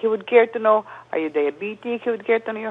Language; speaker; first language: English; non-native, local second language; Filipino